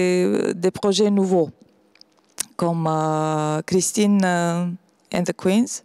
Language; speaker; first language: French; non-native, fluent; Romanian